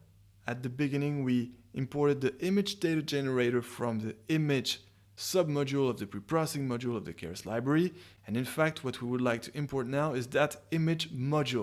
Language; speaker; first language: English; non-native, fluent; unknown